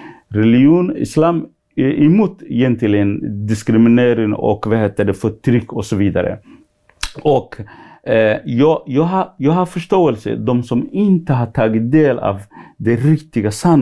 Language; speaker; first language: Swedish; non-native, fluent; Somali